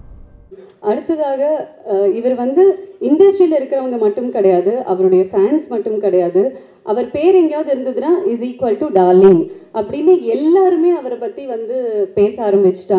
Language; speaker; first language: Tamil; native; Tamil